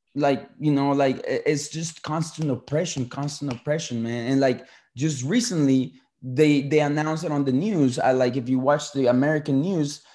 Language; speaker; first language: English; early bilingual, other home language; Spanish